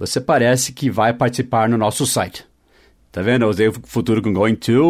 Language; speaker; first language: Portuguese; non-native, fluent; English